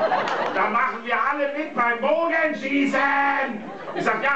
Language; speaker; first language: German; native; German